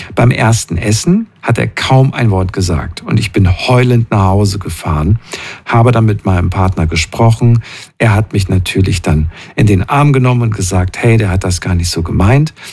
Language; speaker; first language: German; native; German